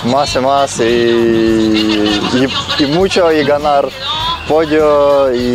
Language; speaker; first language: Spanish; non-native, learner; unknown